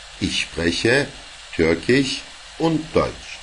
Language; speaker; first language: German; non-native, fluent; Turkish